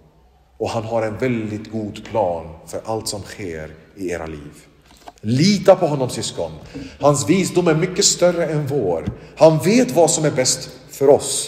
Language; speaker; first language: Swedish; non-native, local second language; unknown